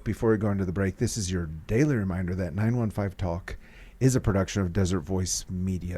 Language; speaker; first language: English; native; English